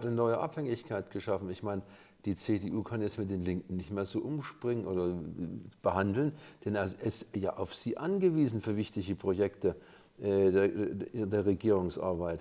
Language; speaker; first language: German; native; German